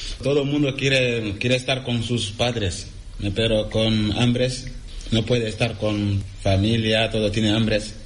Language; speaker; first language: Spanish; non-native, learner; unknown